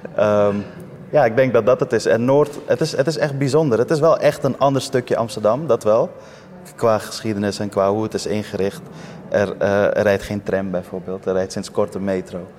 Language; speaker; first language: Dutch; early bilingual, other home language; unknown